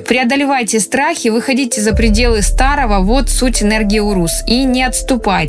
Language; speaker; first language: Russian; native; Russian